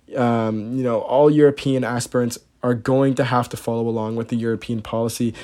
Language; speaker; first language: English; native; English